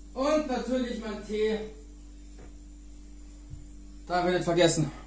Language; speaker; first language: German; native; German